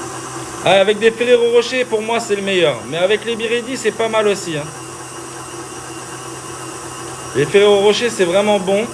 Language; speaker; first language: French; native; French